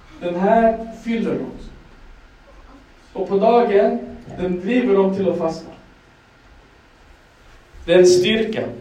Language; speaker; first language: Swedish; non-native, fluent; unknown